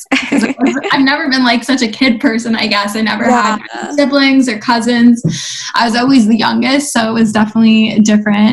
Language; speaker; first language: English; native; English